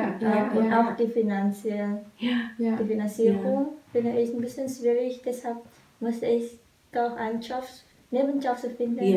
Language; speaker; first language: German; non-native, fluent; Vietnamese